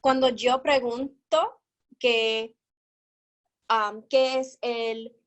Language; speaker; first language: Spanish; non-native, learner; English